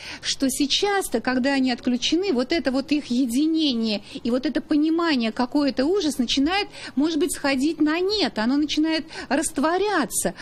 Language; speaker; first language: Russian; native; Russian